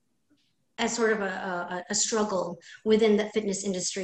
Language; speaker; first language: English; non-native, local second language; Filipino